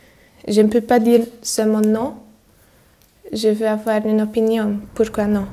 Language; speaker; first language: French; non-native, learner; Hungarian